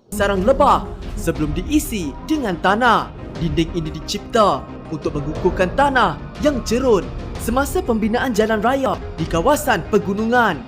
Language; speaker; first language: Malay; native; Malay